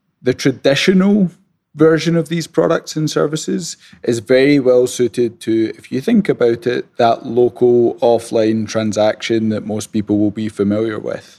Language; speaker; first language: English; native; English